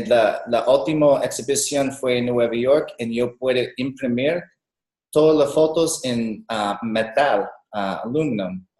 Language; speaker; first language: Spanish; non-native, learner; English